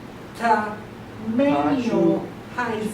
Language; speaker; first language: Chinese; non-native, learner; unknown